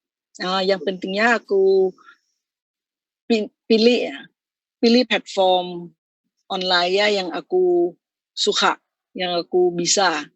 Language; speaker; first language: Indonesian; non-native, fluent; Thai